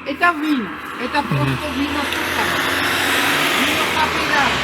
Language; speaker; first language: Russian; non-native, learner; Georgian